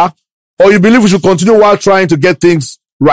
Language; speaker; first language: English; non-native, local second language; Yoruba